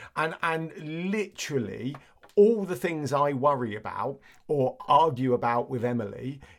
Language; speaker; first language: English; native; English